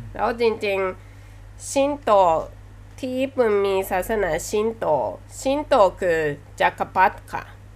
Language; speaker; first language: Thai; non-native, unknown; Japanese